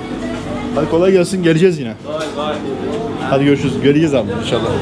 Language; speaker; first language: Turkish; native; Turkish